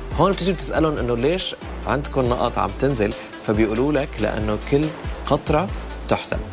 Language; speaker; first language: Arabic; native; Arabic